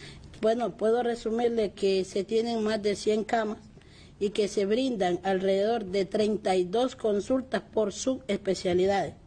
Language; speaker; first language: Spanish; native; Spanish